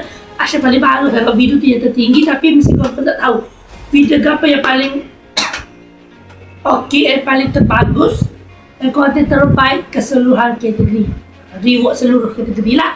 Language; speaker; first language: Malay; native; Malay